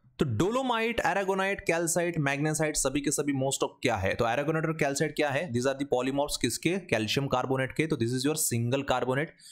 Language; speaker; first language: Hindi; non-native, local second language; Marathi